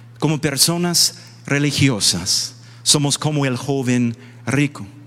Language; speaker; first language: Spanish; non-native, fluent; English